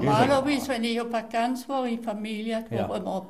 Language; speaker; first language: German; native; German